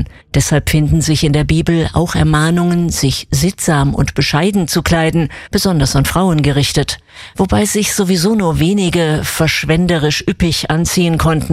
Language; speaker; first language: German; native; German